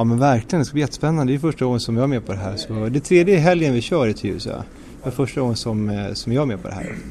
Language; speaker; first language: Swedish; native; Swedish